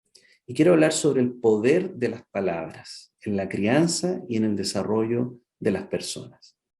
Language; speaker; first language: Spanish; native; Spanish